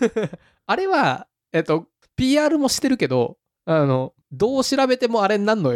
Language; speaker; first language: Japanese; native; Japanese